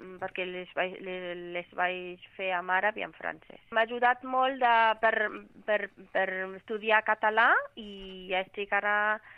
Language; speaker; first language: Catalan; non-native, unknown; Arabic